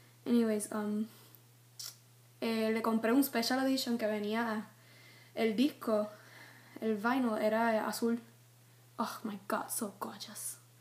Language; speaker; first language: Spanish; early bilingual, heritage; Spanish